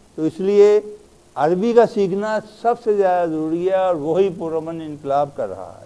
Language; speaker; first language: Urdu; native; Urdu